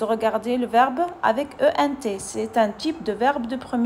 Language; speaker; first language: French; non-native, fluent; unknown